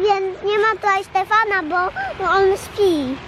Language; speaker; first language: Polish; early bilingual, heritage; Polish